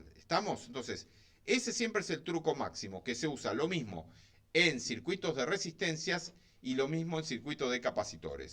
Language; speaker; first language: Spanish; native; Spanish